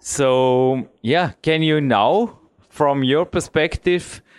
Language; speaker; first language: English; non-native, fluent; German